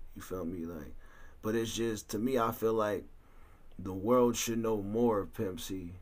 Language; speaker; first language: English; native; English